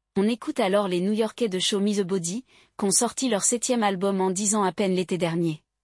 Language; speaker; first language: French; native; French